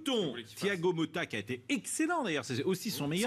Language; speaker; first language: French; native; French